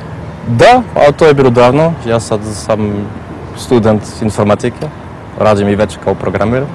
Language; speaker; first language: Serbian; non-native, fluent; French